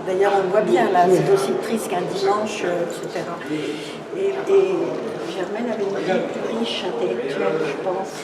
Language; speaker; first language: French; native; French